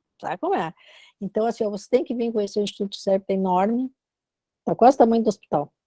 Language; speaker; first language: Portuguese; native; Portuguese